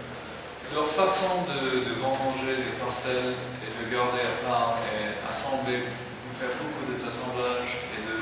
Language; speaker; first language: French; non-native, fluent; English